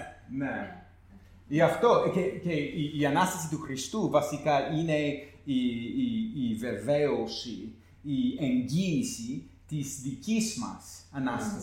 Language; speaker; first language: Greek; non-native, fluent; English